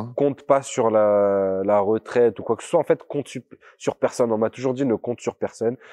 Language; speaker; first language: French; native; French